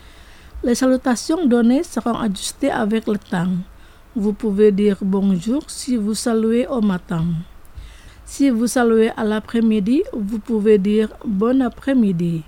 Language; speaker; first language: French; non-native, fluent; Indonesian